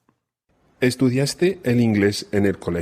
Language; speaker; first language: Spanish; non-native, fluent; English